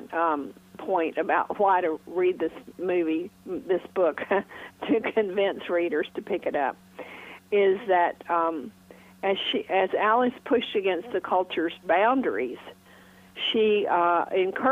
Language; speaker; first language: English; native; English